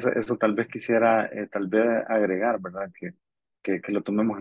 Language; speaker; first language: Spanish; native; Spanish